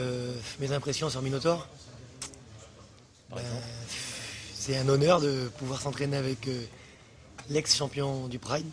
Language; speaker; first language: French; native; French